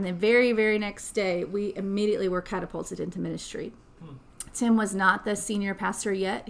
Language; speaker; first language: English; native; English